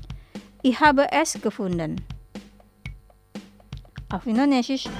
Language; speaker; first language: German; non-native, fluent; Indonesian